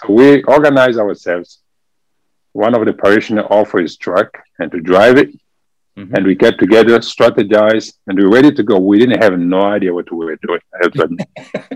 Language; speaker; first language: English; non-native, fluent; French